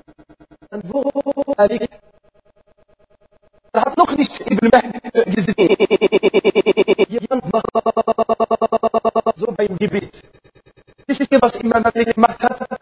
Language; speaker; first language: German; non-native, learner; Arabic